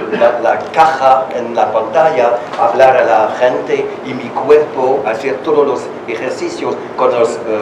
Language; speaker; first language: Spanish; non-native, learner; French